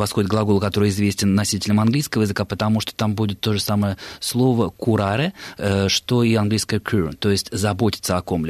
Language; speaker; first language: Russian; native; Russian